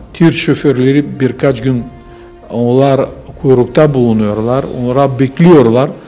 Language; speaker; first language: Turkish; non-native, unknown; Bulgarian